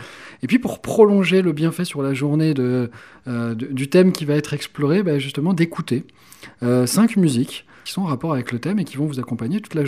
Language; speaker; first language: French; native; French